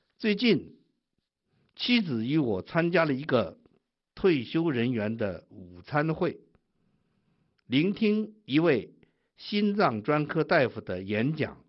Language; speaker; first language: Chinese; native; Chinese